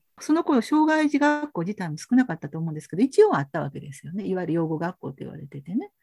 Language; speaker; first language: Japanese; native; Japanese